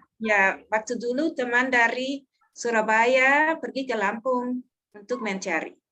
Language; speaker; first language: Indonesian; non-native, learner; Dutch